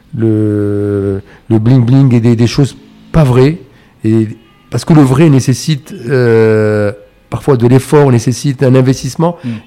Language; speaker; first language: French; non-native, local second language; Arabic